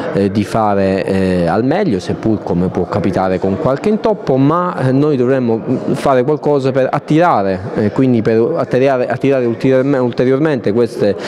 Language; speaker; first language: Italian; native; Italian